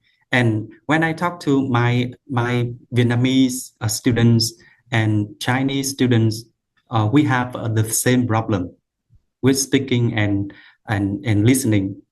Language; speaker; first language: English; non-native, learner; Vietnamese